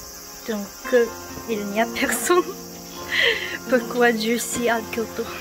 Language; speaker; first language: French; non-native, learner; Japanese